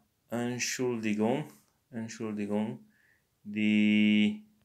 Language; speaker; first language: German; non-native, learner; Morisyen